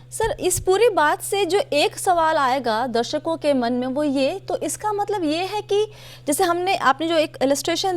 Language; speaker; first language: Hindi; native; Hindi